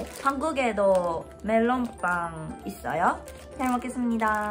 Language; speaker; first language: Korean; non-native, learner; Japanese